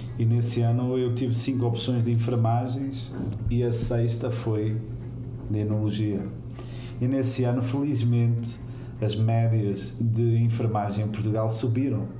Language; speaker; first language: Portuguese; native; Portuguese